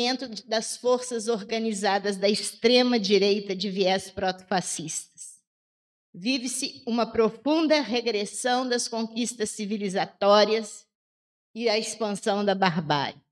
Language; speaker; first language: Portuguese; native; Portuguese